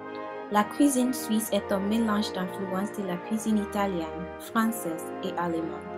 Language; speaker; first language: French; non-native, learner; English